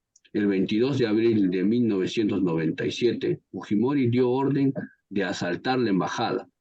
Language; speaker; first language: Spanish; native; Spanish